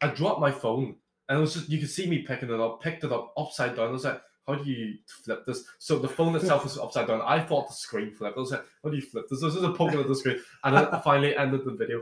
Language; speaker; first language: English; native; English